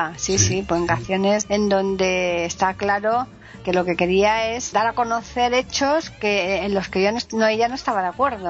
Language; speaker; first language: Spanish; native; Spanish